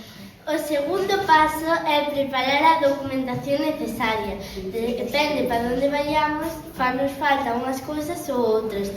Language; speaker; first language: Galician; non-native, local second language; Spanish